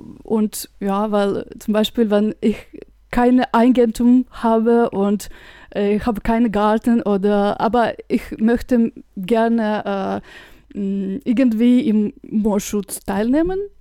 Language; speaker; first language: German; non-native, fluent; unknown